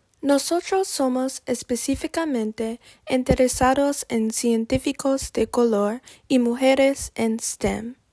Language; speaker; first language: Spanish; non-native, learner; English